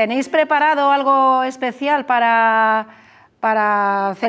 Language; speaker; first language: Spanish; native; Spanish